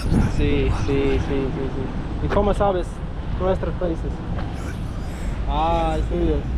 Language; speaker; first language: Spanish; non-native, learner; Bosnian